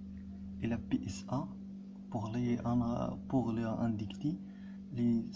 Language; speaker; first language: French; non-native, learner; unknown